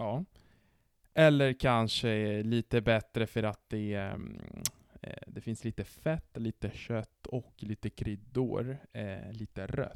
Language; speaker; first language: Swedish; non-native, fluent; Italian